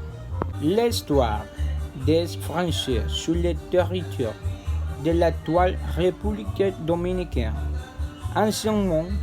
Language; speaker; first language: French; non-native, learner; Spanish